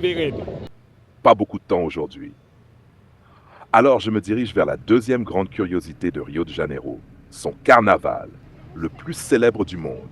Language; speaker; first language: French; native; French